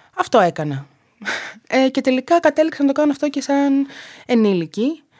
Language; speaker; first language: Greek; native; Greek